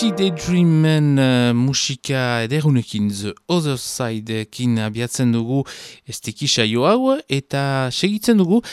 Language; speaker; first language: Basque; native; Basque